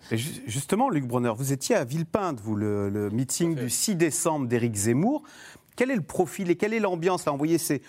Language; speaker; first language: French; native; French